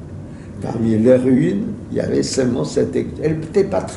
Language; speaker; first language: French; non-native, fluent; Yiddish